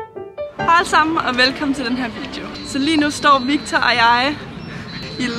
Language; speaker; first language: Danish; native; Danish